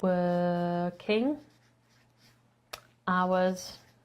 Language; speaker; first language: English; non-native, fluent; Polish